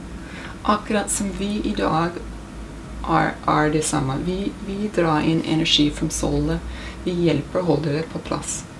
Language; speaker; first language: Norwegian; non-native, fluent; English